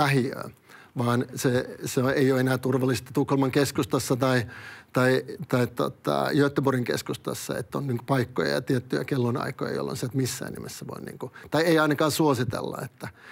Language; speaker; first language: Finnish; early bilingual, other home language; Swedish